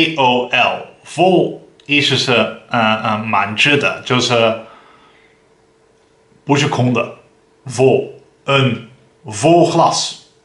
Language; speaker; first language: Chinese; non-native, fluent; Dutch